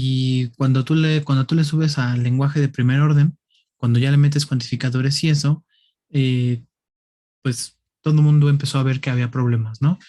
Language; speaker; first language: Spanish; native; Spanish